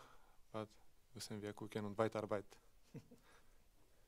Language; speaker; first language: German; non-native, fluent; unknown